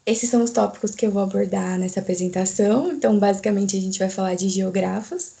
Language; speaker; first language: Portuguese; native; Portuguese